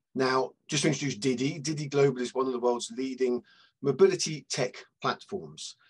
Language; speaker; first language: English; native; English